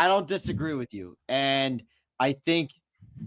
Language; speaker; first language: English; native; English